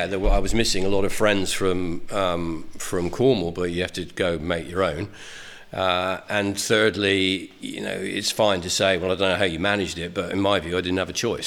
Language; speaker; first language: English; native; English